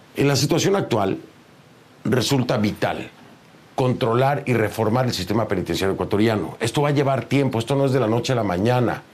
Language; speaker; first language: Spanish; native; Spanish